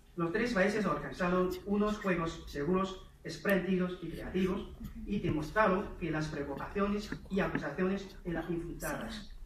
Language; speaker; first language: Spanish; non-native, fluent; Chinese